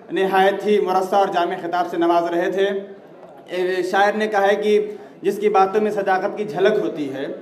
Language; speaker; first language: Urdu; native; Urdu